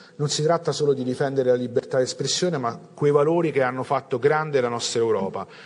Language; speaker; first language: Italian; native; Italian